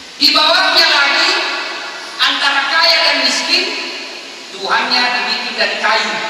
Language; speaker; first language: Indonesian; non-native, local second language; Buginese